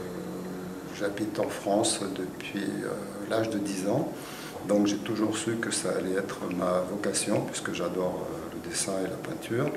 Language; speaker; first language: French; early bilingual, other home language; Spanish